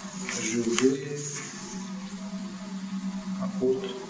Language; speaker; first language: French; non-native, learner; Russian